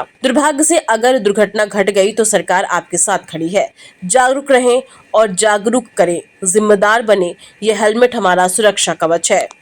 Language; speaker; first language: Hindi; native; Hindi